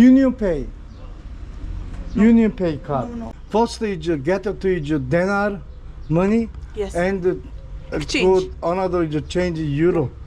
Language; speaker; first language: English; non-native, learner; Korean